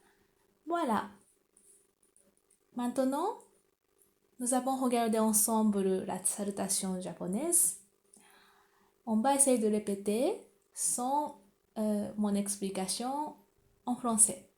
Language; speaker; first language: French; non-native, fluent; Japanese